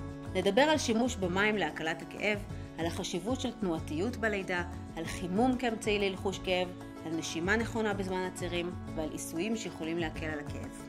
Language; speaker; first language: Hebrew; native; Hebrew